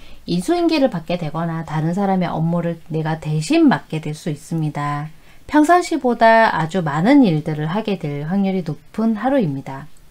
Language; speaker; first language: Korean; native; Korean